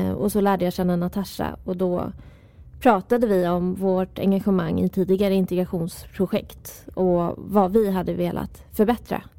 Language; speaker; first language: Swedish; early bilingual, other home language; Persian